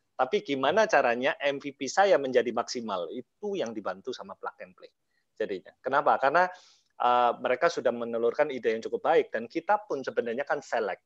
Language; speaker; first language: Indonesian; native; Indonesian